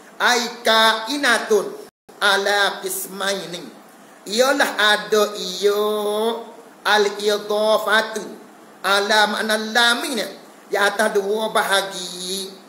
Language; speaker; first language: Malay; native; Malay